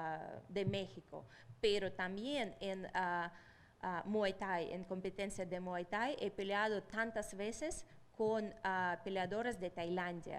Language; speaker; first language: Spanish; non-native, fluent; Russian